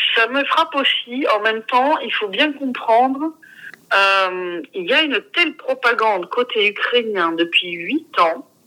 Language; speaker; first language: French; native; French